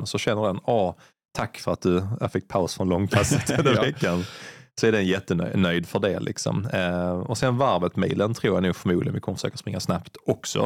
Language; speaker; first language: Swedish; native; Swedish